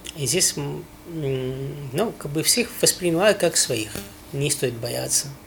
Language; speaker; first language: Russian; non-native, fluent; Spanish